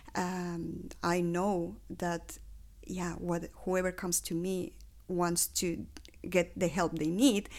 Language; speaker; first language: English; non-native, fluent; Spanish